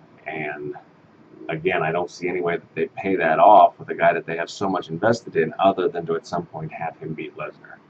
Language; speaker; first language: English; native; English